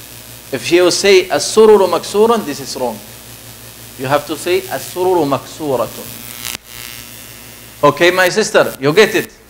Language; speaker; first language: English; non-native, fluent; Arabic